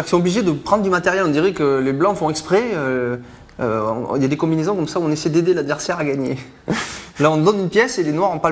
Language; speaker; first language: French; native; French